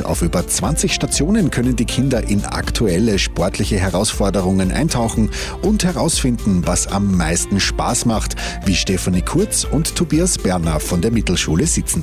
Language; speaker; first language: German; native; German